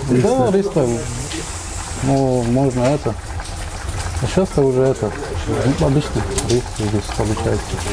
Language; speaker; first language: Russian; non-native, local second language; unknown